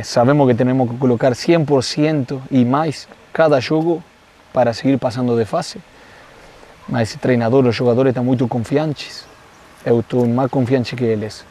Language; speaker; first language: Portuguese; non-native, fluent; Spanish